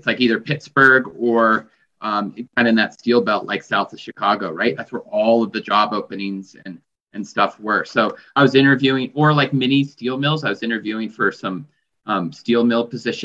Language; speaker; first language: English; native; English